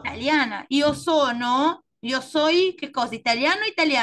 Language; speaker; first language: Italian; non-native, fluent; Spanish